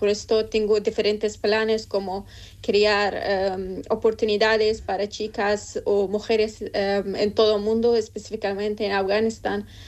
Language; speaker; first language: Spanish; non-native, learner; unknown